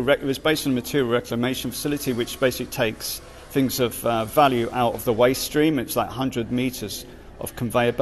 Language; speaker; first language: English; native; English